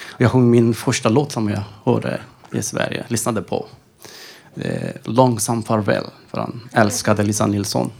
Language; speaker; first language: Swedish; non-native, fluent; Persian